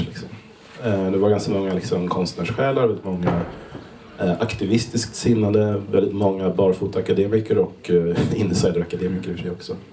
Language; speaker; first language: Swedish; native; Swedish